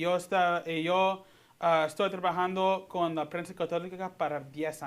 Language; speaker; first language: Spanish; early bilingual, heritage; Spanish